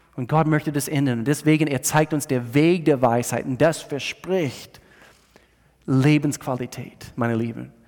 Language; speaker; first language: German; non-native, fluent; English